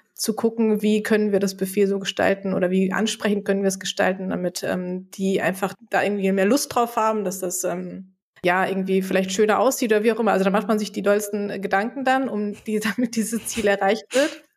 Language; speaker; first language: German; native; German